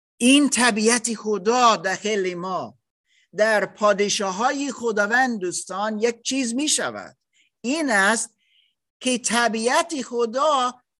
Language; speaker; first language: Persian; non-native, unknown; English